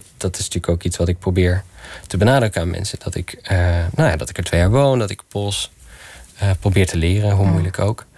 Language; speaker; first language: Dutch; early bilingual, other home language; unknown